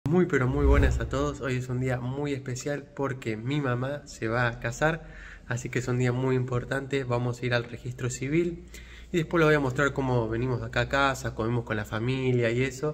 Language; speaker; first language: Spanish; native; Spanish